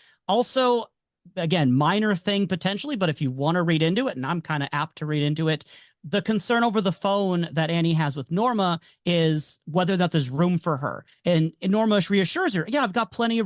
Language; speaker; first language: English; native; English